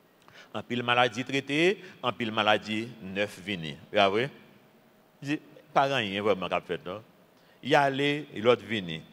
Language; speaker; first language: French; non-native, local second language; Haitian Creole